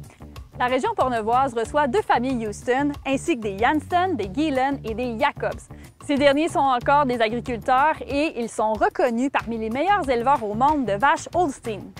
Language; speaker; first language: French; native; French